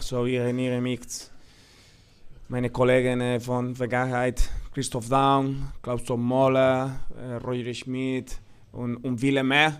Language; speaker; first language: German; non-native, fluent; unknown